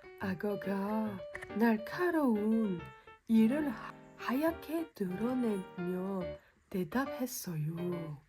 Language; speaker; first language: Korean; early bilingual, heritage; French